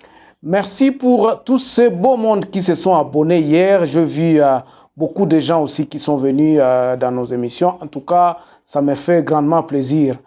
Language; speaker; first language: French; non-native, local second language; Lingala